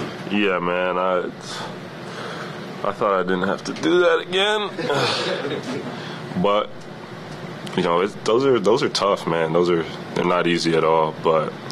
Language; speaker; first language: English; native; English